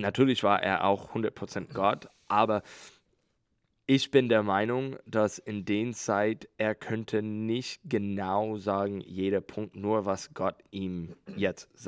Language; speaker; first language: German; non-native, learner; English